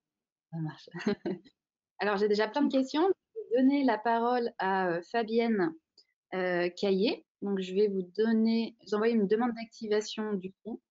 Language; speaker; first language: French; native; French